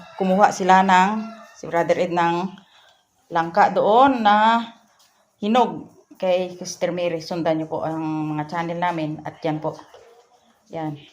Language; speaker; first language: Filipino; non-native, local second language; Cebuano